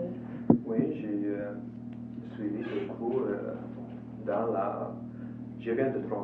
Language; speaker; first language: French; non-native, local second language; English